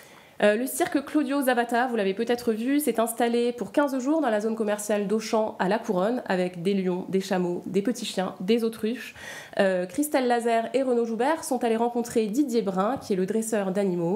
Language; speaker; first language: French; native; French